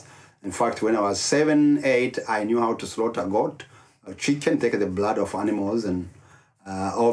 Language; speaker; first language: English; non-native, local second language; Kinyarwanda